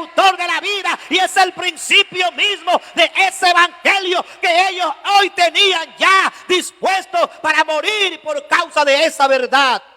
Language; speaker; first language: Spanish; native; Spanish